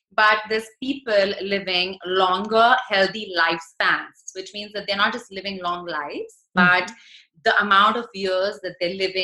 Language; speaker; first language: English; non-native, local second language; Hindi